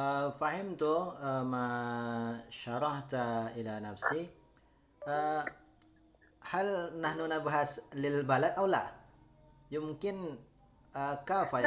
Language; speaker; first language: Arabic; non-native, learner; Indonesian